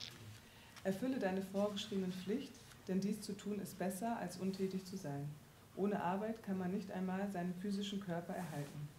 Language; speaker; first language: German; native; German